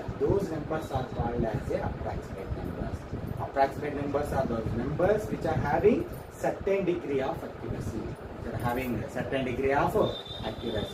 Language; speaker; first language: English; non-native, local second language; Telugu